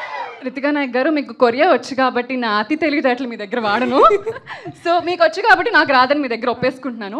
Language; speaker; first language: Telugu; native; Telugu